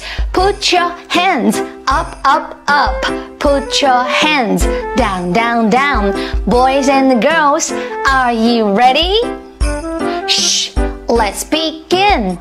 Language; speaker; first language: English; non-native, fluent; Chinese